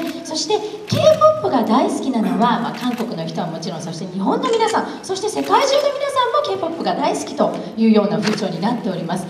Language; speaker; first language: Japanese; native; Japanese